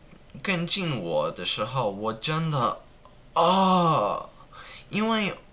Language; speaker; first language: Chinese; non-native, learner; English